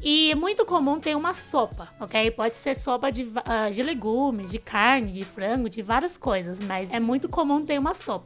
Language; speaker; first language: Portuguese; non-native, fluent; Chinese